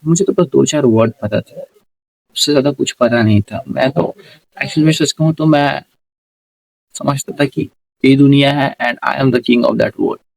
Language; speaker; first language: Hindi; native; Hindi